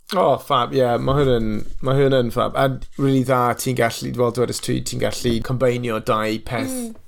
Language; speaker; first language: Welsh; non-native, local second language; English